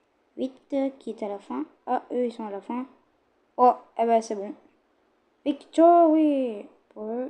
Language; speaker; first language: French; native; French